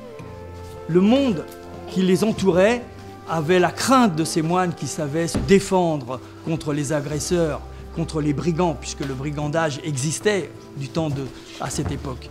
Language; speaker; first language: French; native; French